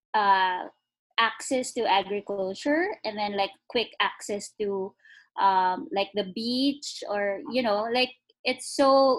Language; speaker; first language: English; non-native, local second language; Filipino